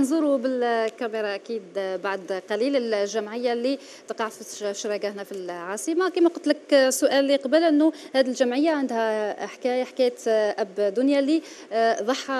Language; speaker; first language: Arabic; native; Arabic